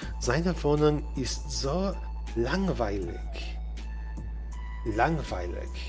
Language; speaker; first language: German; non-native, learner; English